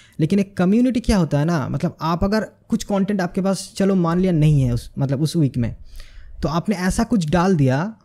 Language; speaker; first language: Hindi; non-native, local second language; Bangla